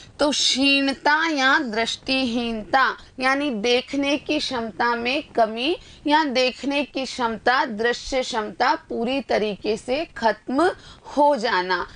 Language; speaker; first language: Hindi; native; Hindi